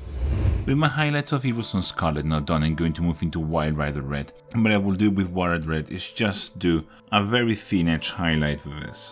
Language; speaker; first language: English; non-native, fluent; Spanish